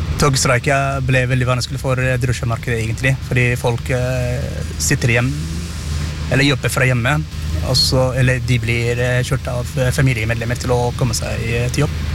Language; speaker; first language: Norwegian; non-native, fluent; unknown